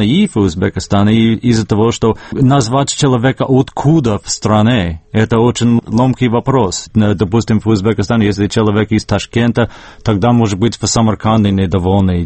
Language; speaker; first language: Russian; non-native, fluent; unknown